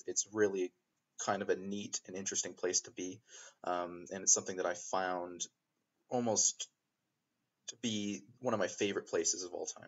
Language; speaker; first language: English; native; English